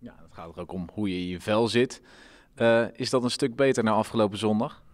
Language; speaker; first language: Dutch; native; Dutch